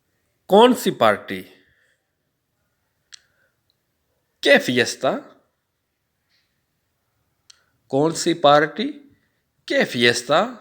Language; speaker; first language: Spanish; non-native, fluent; Urdu